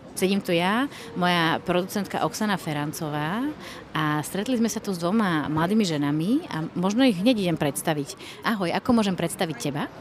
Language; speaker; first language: Slovak; native; Slovak